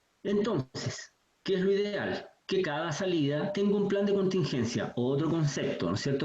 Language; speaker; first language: Spanish; native; Spanish